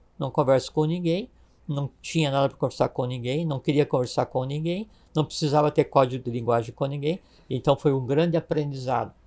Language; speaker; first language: Portuguese; native; Portuguese